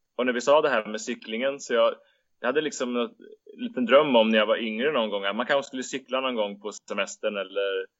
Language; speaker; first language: Swedish; native; Swedish